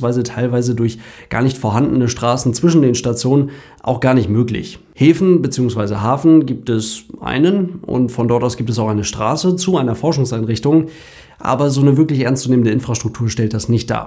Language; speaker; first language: German; native; German